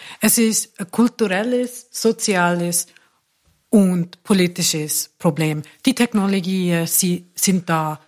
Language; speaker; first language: German; non-native, fluent; English